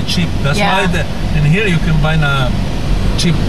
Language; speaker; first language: English; non-native, learner; Spanish